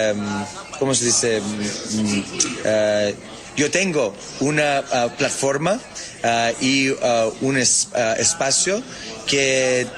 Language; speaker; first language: Spanish; non-native, learner; English